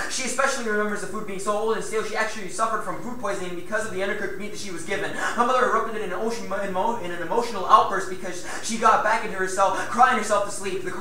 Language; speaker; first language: English; early bilingual, other home language; Spanish